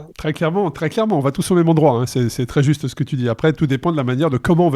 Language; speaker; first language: French; native; French